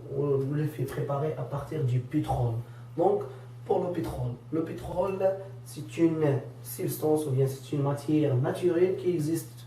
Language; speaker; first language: French; non-native, local second language; Arabic